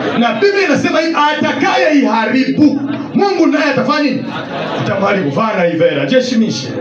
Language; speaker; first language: Swahili; non-native, local second language; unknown